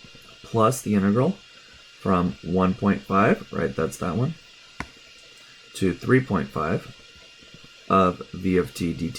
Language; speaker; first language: English; native; English